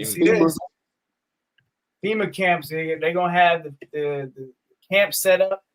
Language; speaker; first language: English; native; English